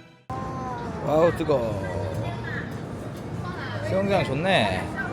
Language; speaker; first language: Korean; native; Korean